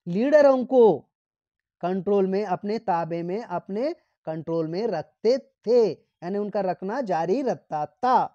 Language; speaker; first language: Hindi; non-native, local second language; Marathi